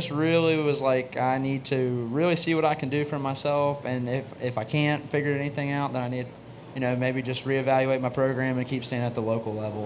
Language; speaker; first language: English; native; English